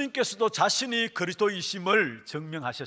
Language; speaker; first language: Korean; native; Korean